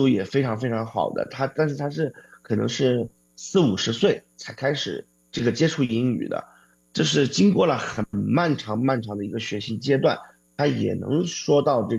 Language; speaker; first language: Chinese; native; Chinese